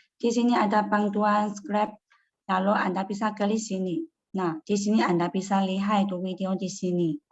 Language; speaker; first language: Indonesian; non-native, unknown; Chinese